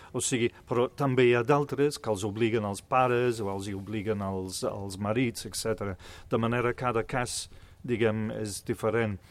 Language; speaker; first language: Catalan; non-native, fluent; English